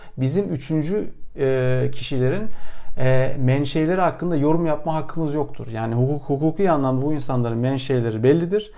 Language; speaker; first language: Turkish; native; Turkish